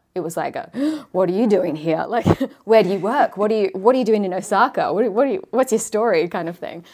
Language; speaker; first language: English; native; English